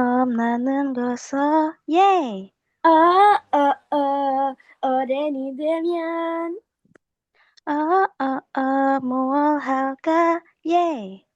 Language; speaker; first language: Korean; non-native, learner; Indonesian